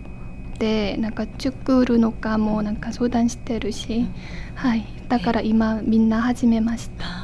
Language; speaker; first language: Japanese; non-native, fluent; Korean